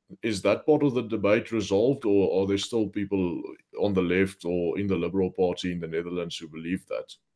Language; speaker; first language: English; non-native, local second language; Afrikaans